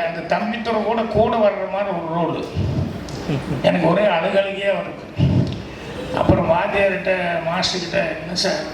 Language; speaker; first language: Tamil; native; Tamil